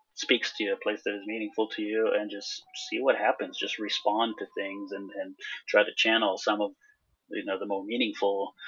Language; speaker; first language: English; non-native, fluent; Hebrew